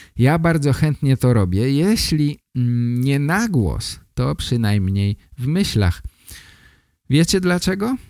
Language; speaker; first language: Polish; native; Polish